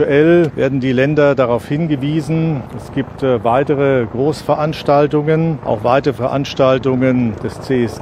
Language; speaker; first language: German; native; German